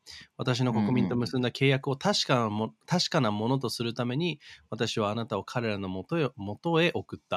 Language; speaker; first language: Japanese; native; Japanese